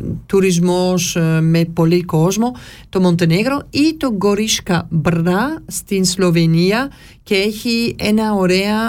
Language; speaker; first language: Greek; early bilingual, heritage; Greek